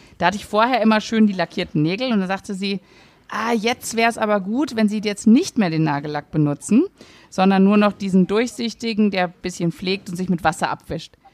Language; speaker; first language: German; native; German